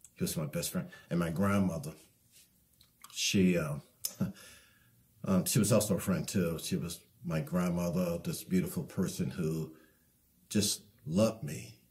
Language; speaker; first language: English; native; English